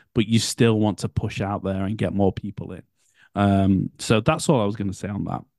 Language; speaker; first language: English; native; English